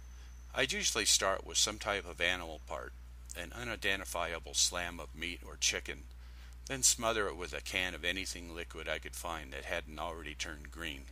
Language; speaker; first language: English; native; English